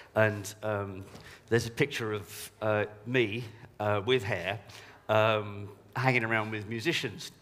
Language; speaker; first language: English; native; English